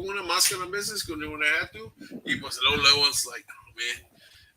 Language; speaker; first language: Spanish; early bilingual, other home language; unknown